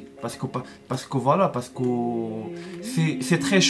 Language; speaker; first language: French; non-native, learner; Arabic